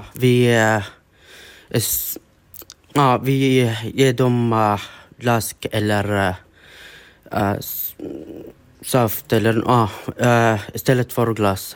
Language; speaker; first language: Swedish; non-native, learner; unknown